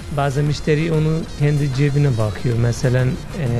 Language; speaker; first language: Turkish; non-native, learner; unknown